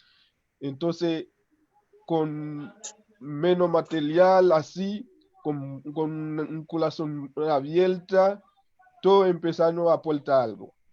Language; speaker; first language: Spanish; non-native, local second language; Haitian Creole